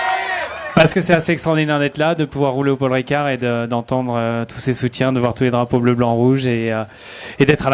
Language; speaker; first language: French; native; French